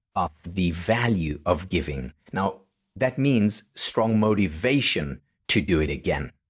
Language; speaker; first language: English; non-native, fluent; Hebrew